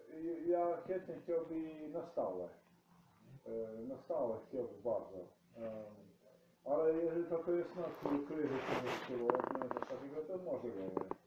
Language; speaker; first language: Polish; non-native, learner; Ukrainian